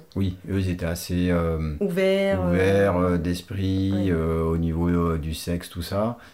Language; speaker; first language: French; non-native, fluent; Portuguese